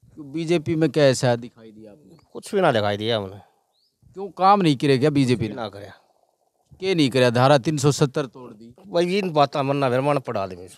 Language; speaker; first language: Hindi; native; Hindi